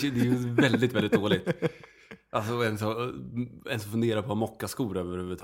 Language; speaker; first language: Swedish; native; Swedish